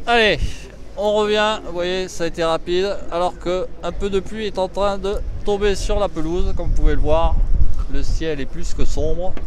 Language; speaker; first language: French; native; French